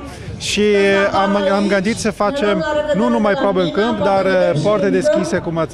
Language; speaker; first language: Romanian; non-native, fluent; Italian